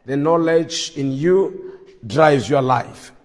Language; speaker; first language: English; non-native, local second language; Swahili